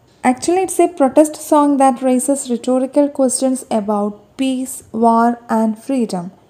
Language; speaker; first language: English; non-native, local second language; Malayalam